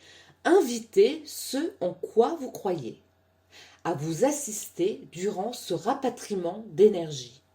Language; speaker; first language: French; native; French